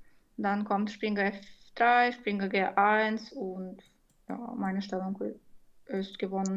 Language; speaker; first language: German; non-native, fluent; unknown